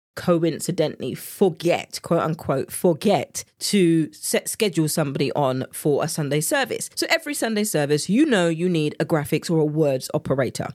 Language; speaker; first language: English; native; English